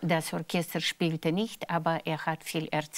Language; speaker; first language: German; non-native, fluent; Russian